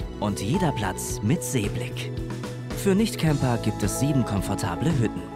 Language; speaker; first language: German; native; German